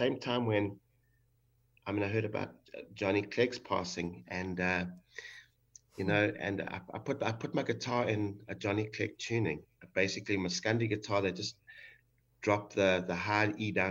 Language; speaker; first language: English; native; English